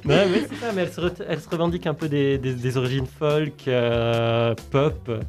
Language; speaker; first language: French; native; French